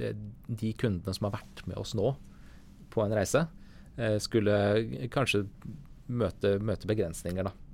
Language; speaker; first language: Norwegian; native; Norwegian